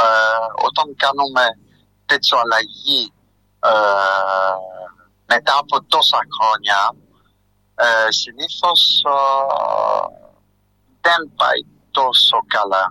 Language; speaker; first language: Greek; non-native, fluent; French